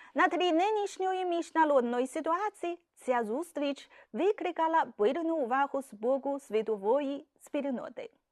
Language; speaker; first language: Ukrainian; non-native, fluent; Chinese